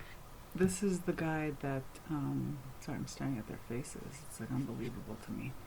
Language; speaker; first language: English; native; English